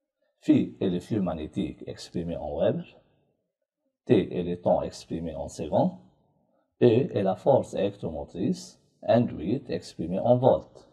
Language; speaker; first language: French; non-native, local second language; Arabic